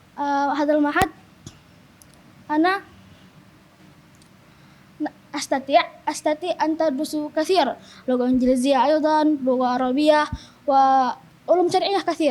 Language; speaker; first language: Arabic; non-native, learner; Indonesian